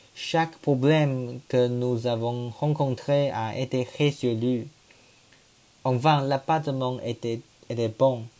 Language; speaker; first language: French; non-native, learner; Chinese